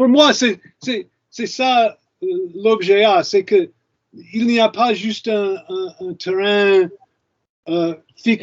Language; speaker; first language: French; non-native, fluent; English